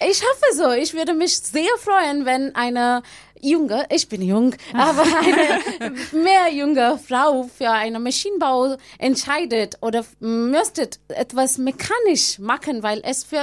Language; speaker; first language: German; non-native, learner; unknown